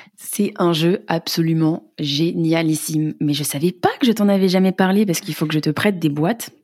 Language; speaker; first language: French; native; French